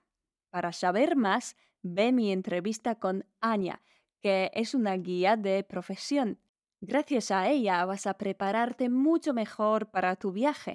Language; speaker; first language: Spanish; non-native, fluent; Polish